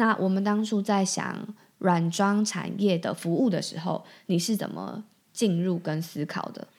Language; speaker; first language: Chinese; native; Chinese